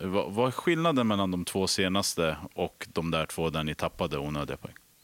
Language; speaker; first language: Swedish; native; Swedish